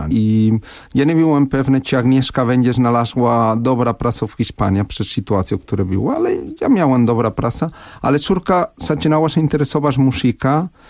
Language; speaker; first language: Polish; non-native, fluent; Spanish